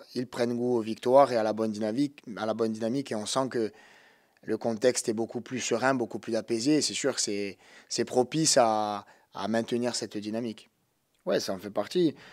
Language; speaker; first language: French; native; French